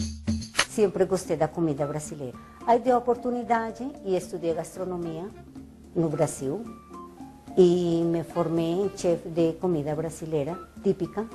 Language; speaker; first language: Portuguese; non-native, fluent; Spanish